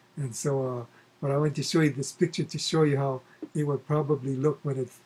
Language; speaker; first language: English; native; English